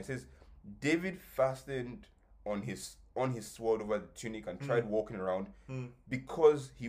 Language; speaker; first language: English; non-native, local second language; Yoruba